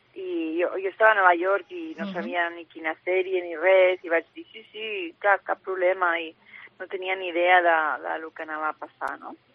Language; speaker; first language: Catalan; early bilingual, heritage; English